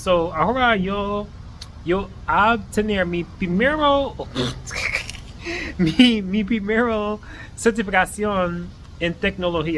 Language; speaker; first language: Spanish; non-native, learner; English